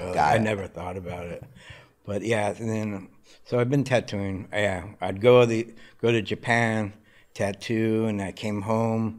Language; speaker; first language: English; native; English